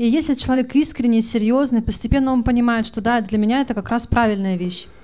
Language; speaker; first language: Russian; native; Russian